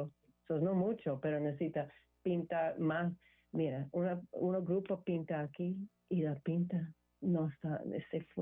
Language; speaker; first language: Spanish; non-native, learner; English